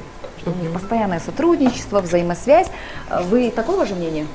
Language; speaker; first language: Russian; native; Russian